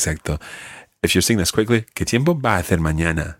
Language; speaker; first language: Spanish; non-native, fluent; English